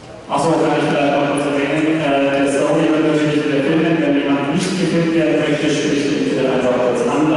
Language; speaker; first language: German; native; German